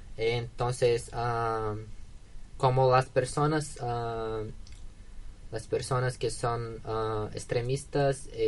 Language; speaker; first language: Spanish; non-native, learner; Portuguese